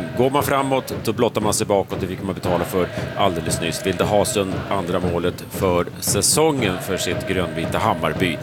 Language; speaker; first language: Swedish; native; Swedish